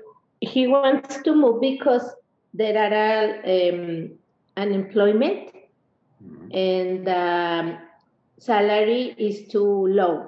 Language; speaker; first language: English; non-native, learner; Spanish